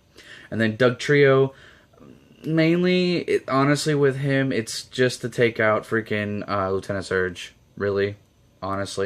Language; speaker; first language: English; native; English